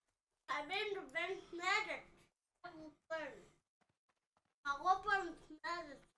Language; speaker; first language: Danish; early bilingual, other home language; Vietnamese